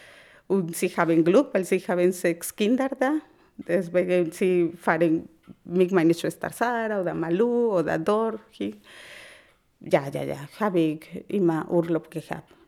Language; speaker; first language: German; non-native, fluent; Spanish